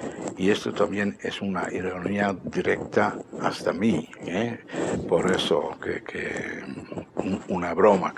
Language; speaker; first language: Spanish; non-native, fluent; Dutch